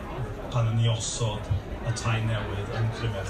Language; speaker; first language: Welsh; non-native, local second language; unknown